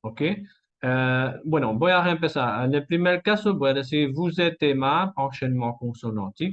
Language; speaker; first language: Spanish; non-native, fluent; French